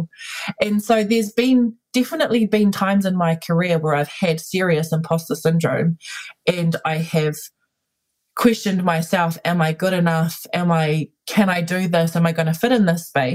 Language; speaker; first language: English; native; English